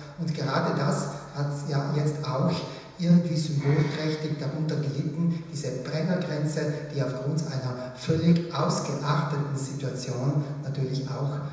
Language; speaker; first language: German; native; German